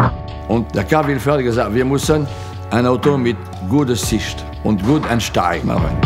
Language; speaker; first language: German; non-native, fluent; French